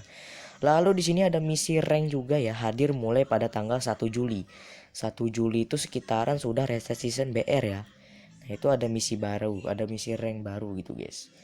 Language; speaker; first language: Indonesian; native; Indonesian